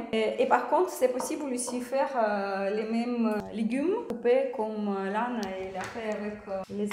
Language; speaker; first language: French; non-native, learner; Russian